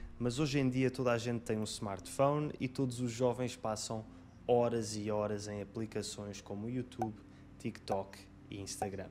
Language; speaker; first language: Portuguese; native; Portuguese